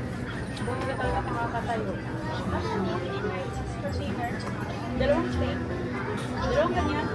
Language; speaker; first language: Filipino; non-native, fluent; Indonesian